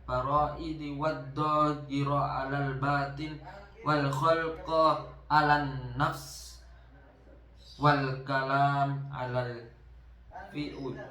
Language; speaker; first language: Arabic; non-native, learner; Indonesian